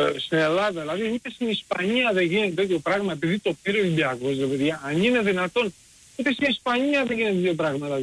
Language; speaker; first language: Greek; early bilingual, heritage; Greek